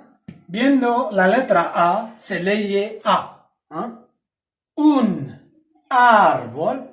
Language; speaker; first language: Spanish; non-native, fluent; Arabic